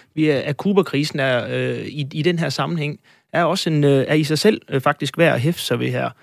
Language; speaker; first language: Danish; native; Danish